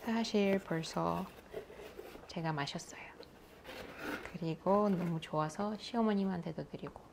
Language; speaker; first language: Korean; non-native, fluent; Russian